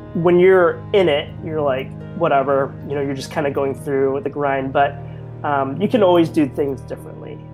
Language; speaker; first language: English; native; English